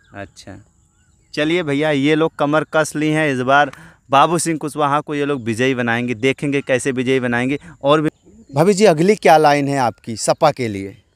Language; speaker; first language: Hindi; native; Hindi